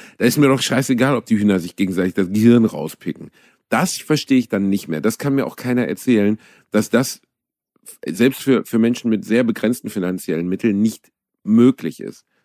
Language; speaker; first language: German; native; German